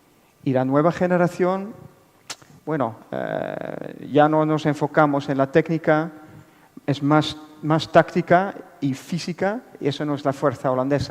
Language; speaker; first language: Spanish; non-native, fluent; Dutch